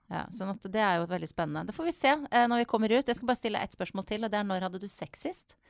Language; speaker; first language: Norwegian; native; Norwegian